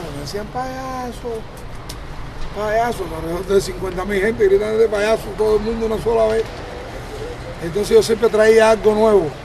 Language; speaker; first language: Spanish; native; Spanish